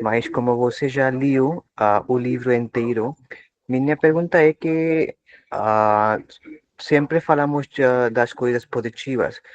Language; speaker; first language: Portuguese; non-native, fluent; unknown